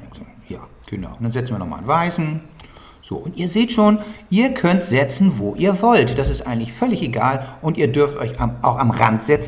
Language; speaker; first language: German; native; German